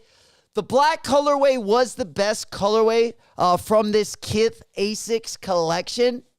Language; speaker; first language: English; native; English